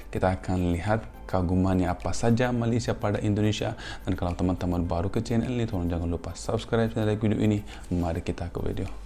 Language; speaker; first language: Indonesian; non-native, fluent; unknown